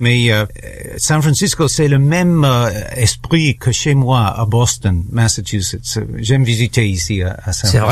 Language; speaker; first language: French; non-native, learner; English